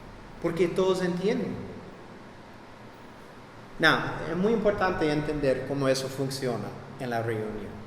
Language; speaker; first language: Spanish; non-native, fluent; English